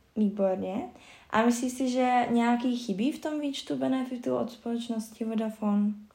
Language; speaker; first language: Czech; native; Czech